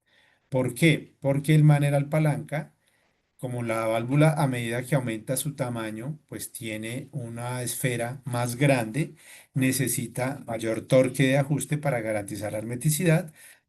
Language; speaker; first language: Spanish; native; Spanish